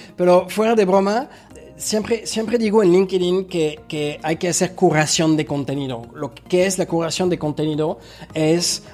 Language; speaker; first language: Spanish; non-native, fluent; French